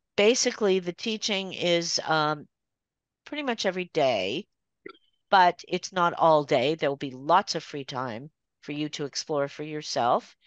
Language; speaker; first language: English; native; English